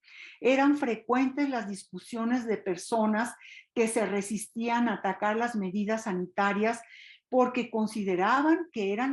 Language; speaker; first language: Spanish; native; Spanish